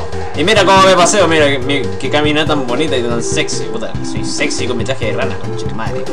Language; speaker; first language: Spanish; native; Spanish